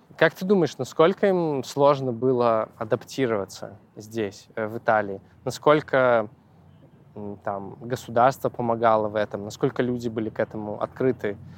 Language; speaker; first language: Russian; native; Russian